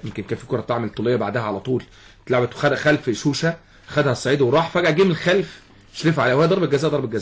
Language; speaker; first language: Arabic; native; Arabic